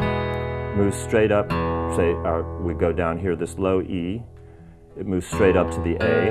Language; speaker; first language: English; native; English